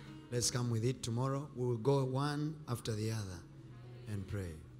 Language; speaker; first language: English; non-native, local second language; Swahili